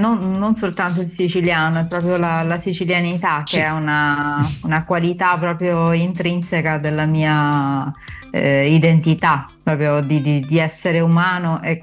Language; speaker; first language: Italian; non-native, local second language; Sicilian